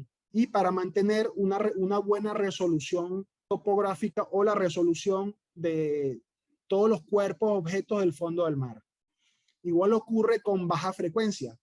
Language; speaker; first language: Spanish; native; Spanish